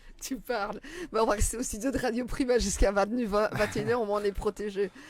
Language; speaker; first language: French; native; French